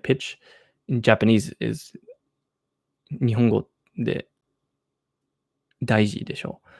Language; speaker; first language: Japanese; non-native, learner; English